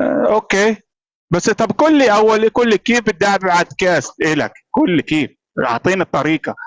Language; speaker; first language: Arabic; native; Arabic